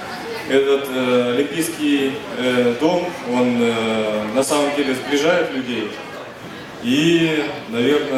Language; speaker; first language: Russian; native; Russian